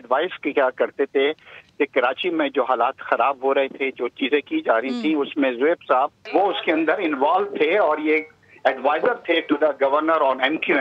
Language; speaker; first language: Urdu; native; Urdu